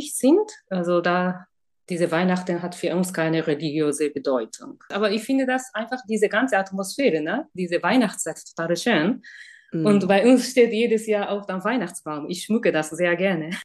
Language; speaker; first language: German; non-native, fluent; Japanese